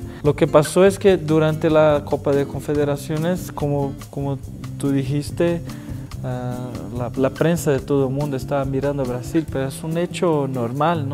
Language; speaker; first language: Spanish; non-native, fluent; Portuguese